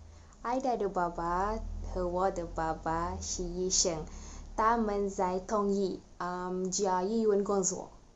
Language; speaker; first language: Chinese; non-native, learner; Malay